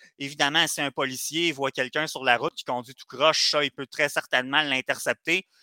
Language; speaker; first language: French; native; French